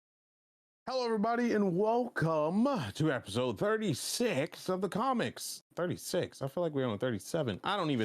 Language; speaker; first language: English; native; English